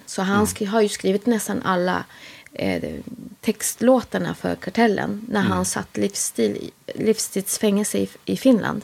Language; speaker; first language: Swedish; native; Swedish